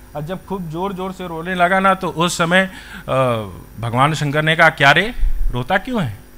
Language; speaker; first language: Hindi; native; Hindi